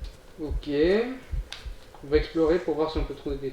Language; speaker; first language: French; native; French